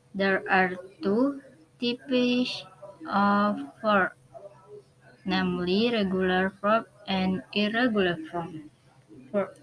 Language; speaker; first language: English; non-native, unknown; Indonesian